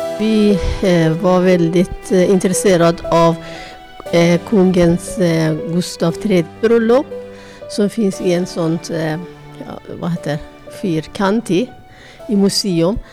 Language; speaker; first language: Swedish; non-native, learner; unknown